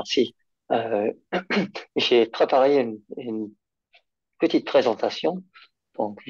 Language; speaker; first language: French; non-native, fluent; English